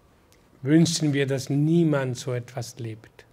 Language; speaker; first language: German; non-native, learner; Hindi